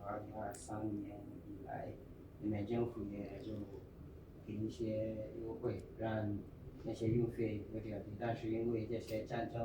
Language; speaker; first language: Chinese; non-native, fluent; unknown